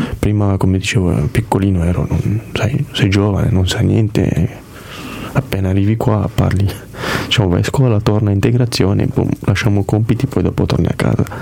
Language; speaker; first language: Italian; early bilingual, other home language; Kurdish